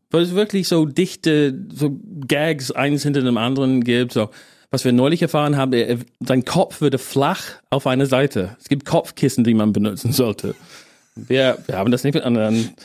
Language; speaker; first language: German; non-native, fluent; English